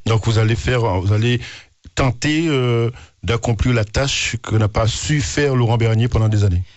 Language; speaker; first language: French; native; French